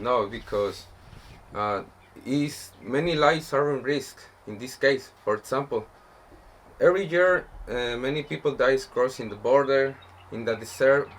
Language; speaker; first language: English; non-native, learner; Spanish